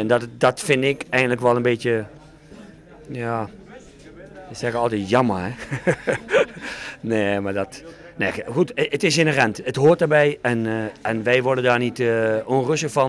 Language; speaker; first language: Dutch; native; Dutch